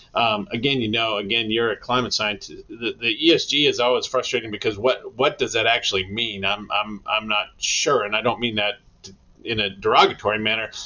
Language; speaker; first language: English; native; English